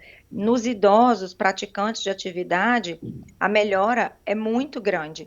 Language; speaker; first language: Portuguese; native; Portuguese